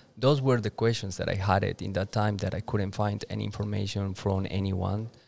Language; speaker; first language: English; non-native, fluent; Spanish